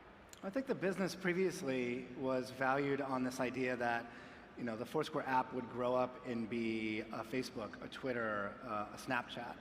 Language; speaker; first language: English; native; English